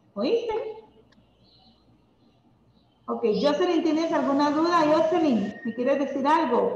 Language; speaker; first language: Spanish; native; Spanish